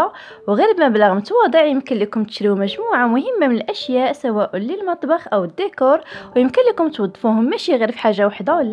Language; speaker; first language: Arabic; native; Arabic